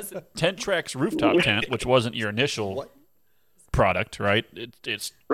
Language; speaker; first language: English; native; English